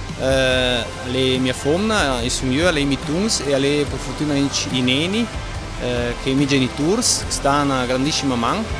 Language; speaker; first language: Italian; non-native, local second language; Ladin